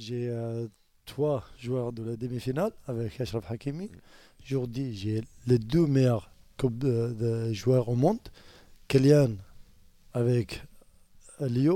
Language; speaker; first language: French; non-native, learner; Arabic